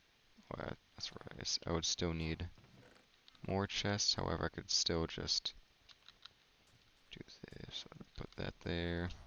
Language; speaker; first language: English; native; English